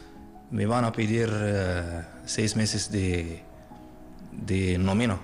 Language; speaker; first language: Spanish; non-native, fluent; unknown